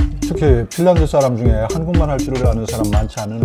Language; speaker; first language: Korean; native; Korean